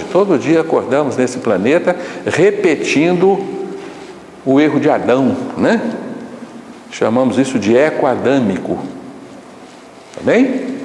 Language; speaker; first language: Portuguese; native; Portuguese